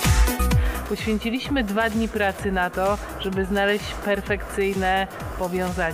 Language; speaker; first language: Polish; native; Polish